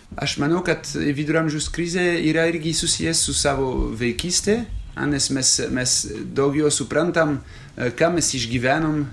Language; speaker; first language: Lithuanian; non-native, fluent; French